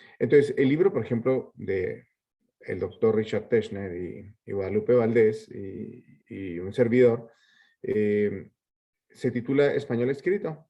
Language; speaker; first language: Spanish; early bilingual, heritage; Spanish